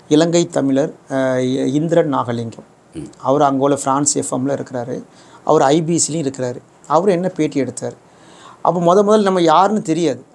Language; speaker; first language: Tamil; native; Tamil